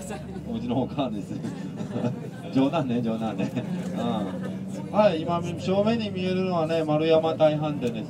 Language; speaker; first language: Japanese; non-native, fluent; Chinese